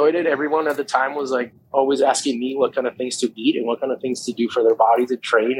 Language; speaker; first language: English; non-native, fluent; Spanish